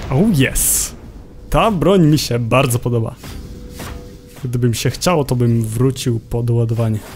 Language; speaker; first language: Polish; native; Polish